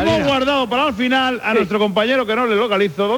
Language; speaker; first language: Spanish; native; Spanish